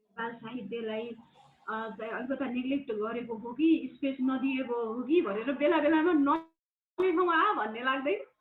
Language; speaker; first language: Nepali; native; Nepali